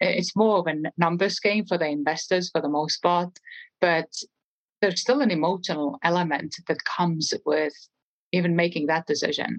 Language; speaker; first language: English; non-native, fluent; Estonian